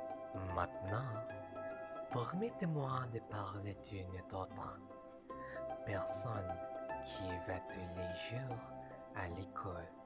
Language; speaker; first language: French; non-native, learner; Malay